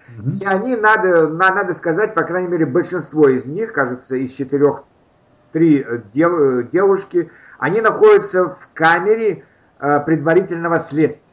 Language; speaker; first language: Russian; native; Russian